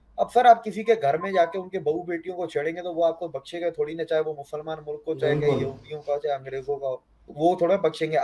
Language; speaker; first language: Hindi; native; Hindi